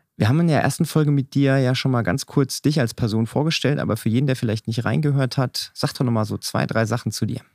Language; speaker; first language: German; native; German